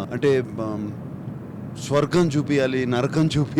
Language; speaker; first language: Telugu; native; Telugu